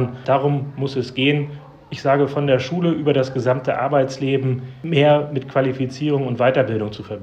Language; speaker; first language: German; native; German